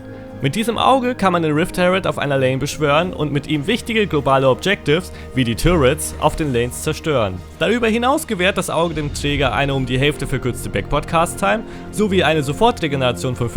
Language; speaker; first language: German; native; German